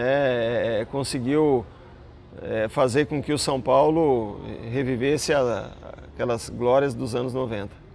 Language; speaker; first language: Portuguese; native; Portuguese